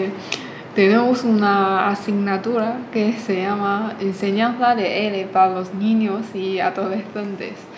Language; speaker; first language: Spanish; non-native, fluent; Chinese